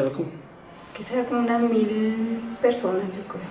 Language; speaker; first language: Spanish; native; Spanish